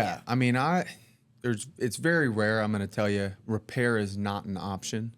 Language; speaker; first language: English; native; English